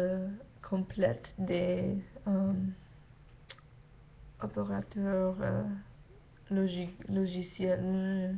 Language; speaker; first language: French; non-native, learner; English